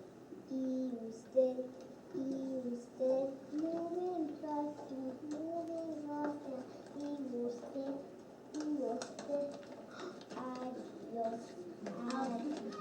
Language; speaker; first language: Spanish; non-native, learner; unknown